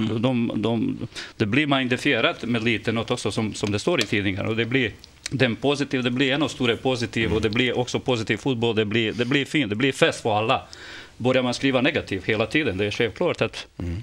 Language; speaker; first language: Swedish; non-native, fluent; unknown